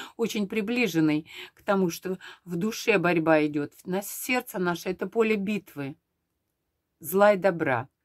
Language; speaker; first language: Russian; native; Russian